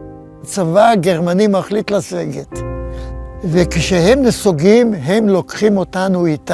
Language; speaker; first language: Hebrew; non-native, fluent; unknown